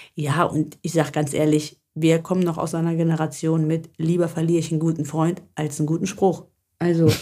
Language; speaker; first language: German; early bilingual, other home language; Greek